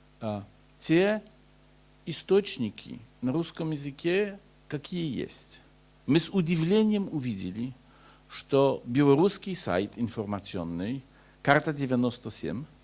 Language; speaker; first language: Russian; non-native, fluent; Polish